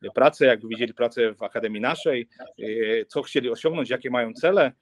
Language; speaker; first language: Polish; native; Polish